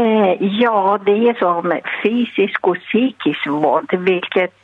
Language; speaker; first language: Swedish; non-native, fluent; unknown